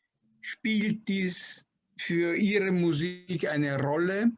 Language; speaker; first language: German; non-native, fluent; Italian